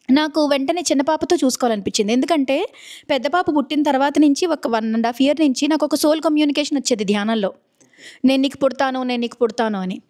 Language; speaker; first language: Telugu; native; Telugu